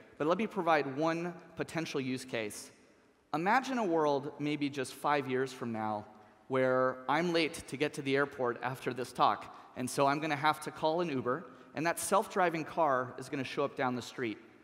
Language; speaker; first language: English; native; English